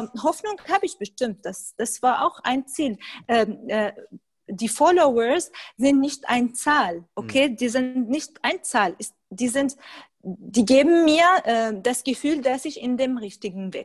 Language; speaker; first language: German; non-native, fluent; Arabic